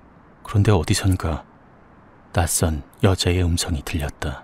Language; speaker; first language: Korean; native; Korean